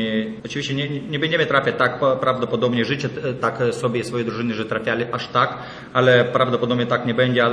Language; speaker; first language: Polish; non-native, fluent; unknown